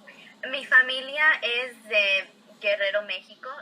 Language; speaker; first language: Spanish; early bilingual, heritage; Spanish